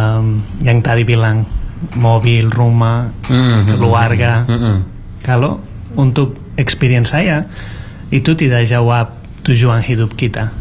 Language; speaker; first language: Indonesian; non-native, learner; Spanish